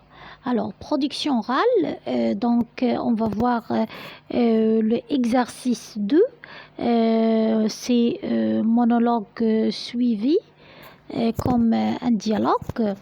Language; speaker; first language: French; non-native, fluent; Arabic